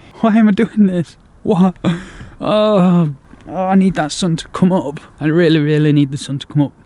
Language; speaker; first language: English; native; English